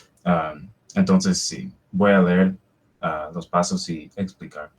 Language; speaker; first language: Spanish; non-native, fluent; English